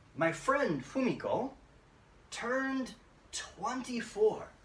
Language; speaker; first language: English; native; English